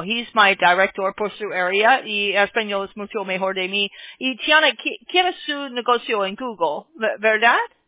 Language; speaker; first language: Spanish; non-native, learner; English